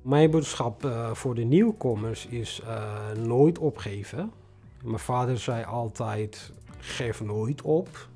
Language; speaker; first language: Dutch; non-native, fluent; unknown